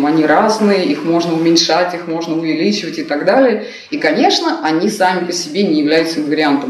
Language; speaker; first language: Russian; native; Russian